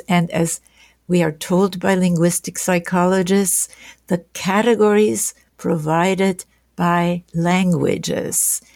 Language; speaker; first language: English; non-native, fluent; German